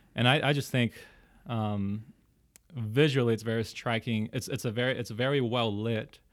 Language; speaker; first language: English; early bilingual, other home language; Portuguese